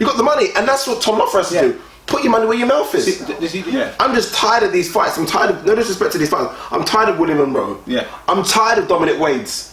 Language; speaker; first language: English; native; English